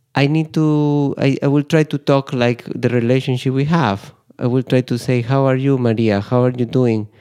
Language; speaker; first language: English; non-native, fluent; Spanish